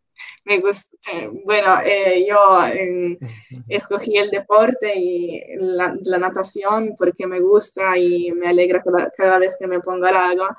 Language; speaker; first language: Spanish; non-native, local second language; Italian